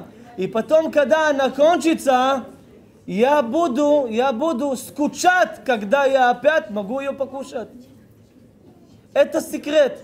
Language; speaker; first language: Russian; early bilingual, heritage; Hebrew